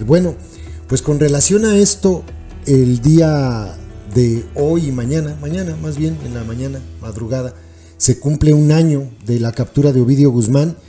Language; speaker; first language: Spanish; native; Spanish